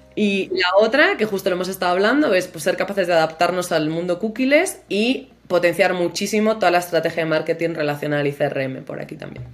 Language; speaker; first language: Spanish; native; Spanish